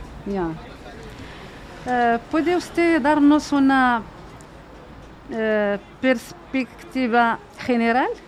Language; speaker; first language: Spanish; non-native, fluent; Arabic